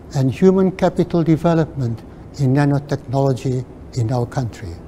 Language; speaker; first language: English; non-native, local second language; Malay